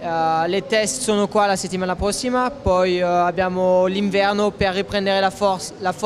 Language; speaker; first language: Italian; non-native, fluent; French